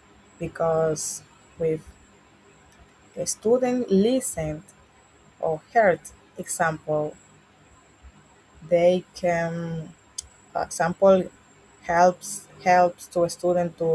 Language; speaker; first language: English; non-native, learner; Spanish